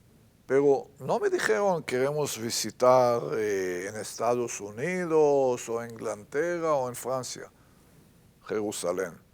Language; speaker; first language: Spanish; non-native, fluent; Hebrew